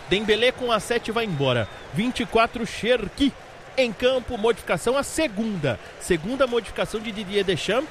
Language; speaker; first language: Portuguese; native; Portuguese